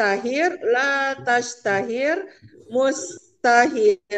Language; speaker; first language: Arabic; non-native, learner; Indonesian